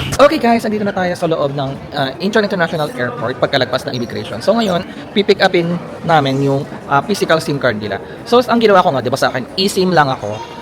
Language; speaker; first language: Filipino; native; Filipino